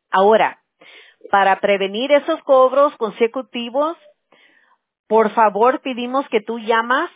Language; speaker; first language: Spanish; early bilingual, other home language; English